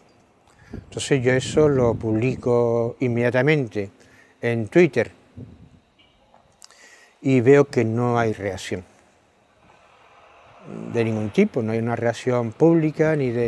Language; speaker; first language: Spanish; native; Spanish